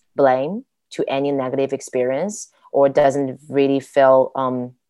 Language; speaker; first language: English; non-native, fluent; Chinese